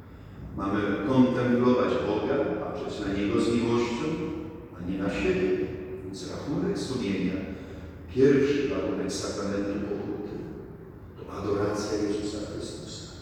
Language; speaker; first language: Polish; native; Polish